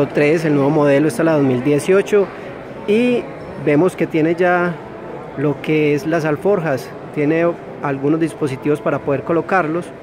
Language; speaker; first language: Spanish; native; Spanish